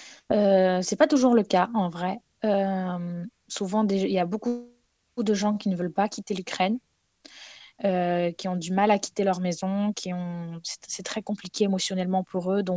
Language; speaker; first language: French; non-native, fluent; Ukrainian